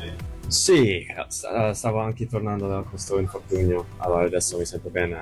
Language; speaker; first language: Italian; non-native, fluent; English